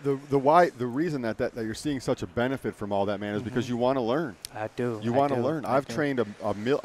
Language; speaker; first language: English; native; English